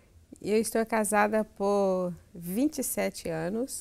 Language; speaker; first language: Spanish; non-native, learner; Portuguese